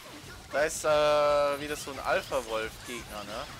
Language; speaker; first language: German; native; German